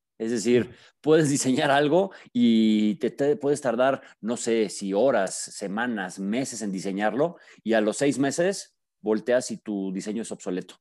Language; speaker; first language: Spanish; native; Spanish